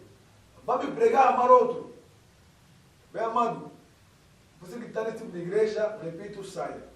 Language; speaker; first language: Portuguese; non-native, fluent; Lingala